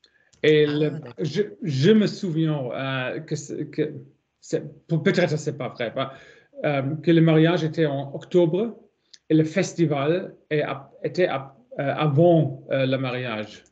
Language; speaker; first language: French; non-native, learner; German